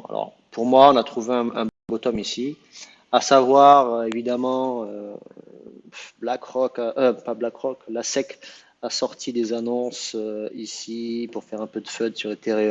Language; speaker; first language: French; native; French